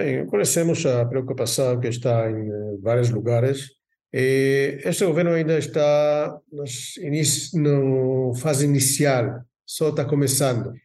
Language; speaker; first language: Portuguese; non-native, fluent; Hebrew